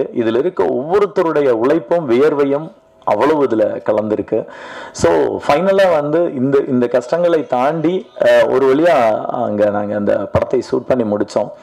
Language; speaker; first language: Tamil; native; Tamil